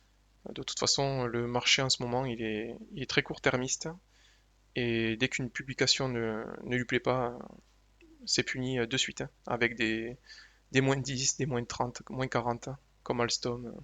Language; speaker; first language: French; native; French